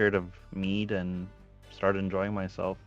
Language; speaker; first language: English; native; English